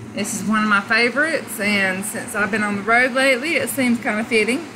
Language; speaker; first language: English; native; English